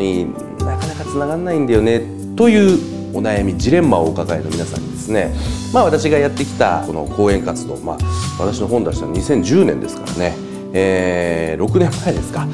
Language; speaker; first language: Japanese; native; Japanese